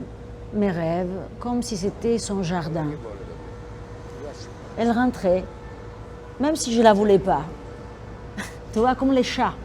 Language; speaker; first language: French; non-native, fluent; Italian